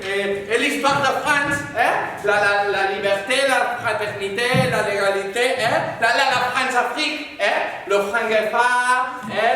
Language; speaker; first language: French; non-native, learner; Spanish